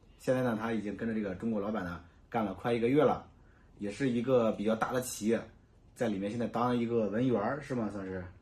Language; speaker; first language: Chinese; native; Chinese